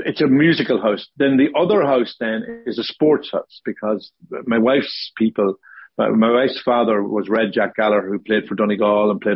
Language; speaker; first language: English; native; English